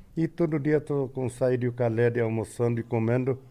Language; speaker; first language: Portuguese; non-native, learner; Arabic